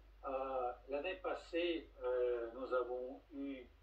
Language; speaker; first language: French; non-native, fluent; Russian